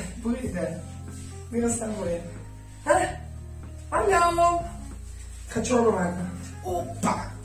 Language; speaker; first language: Turkish; early bilingual, heritage; Turkish